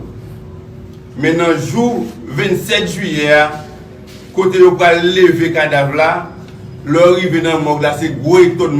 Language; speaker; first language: Haitian Creole; native; Haitian Creole